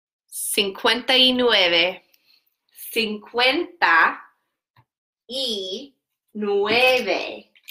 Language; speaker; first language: Spanish; non-native, learner; English